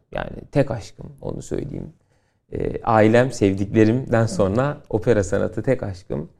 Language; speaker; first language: Turkish; native; Turkish